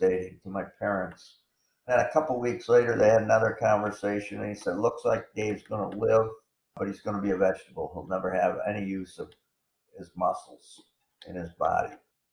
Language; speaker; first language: English; native; English